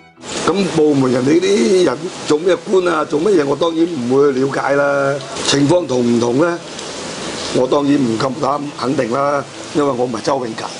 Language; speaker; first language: Cantonese; native; Cantonese